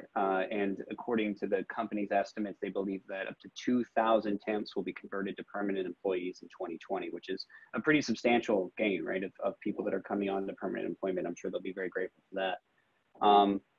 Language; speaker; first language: English; native; English